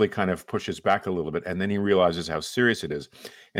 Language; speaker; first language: English; native; English